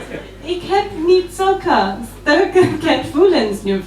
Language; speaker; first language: Dutch; non-native, learner; English